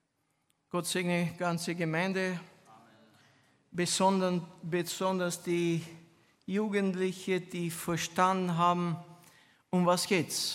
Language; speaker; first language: German; non-native, fluent; Romanian